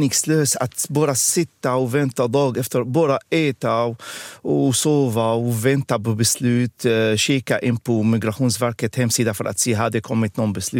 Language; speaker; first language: Swedish; non-native, fluent; Arabic